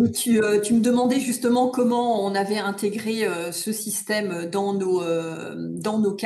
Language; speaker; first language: French; native; French